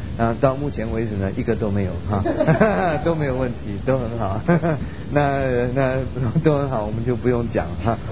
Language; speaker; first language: Chinese; early bilingual, other home language; Min Nan Chinese